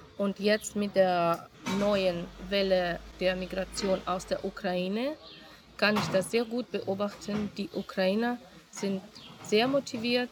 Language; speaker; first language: German; non-native, fluent; Russian